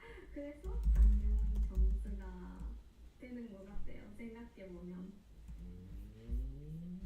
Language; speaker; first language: Korean; non-native, fluent; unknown